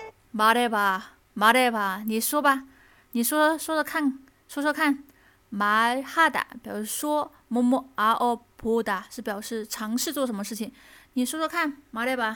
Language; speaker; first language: Chinese; native; Chinese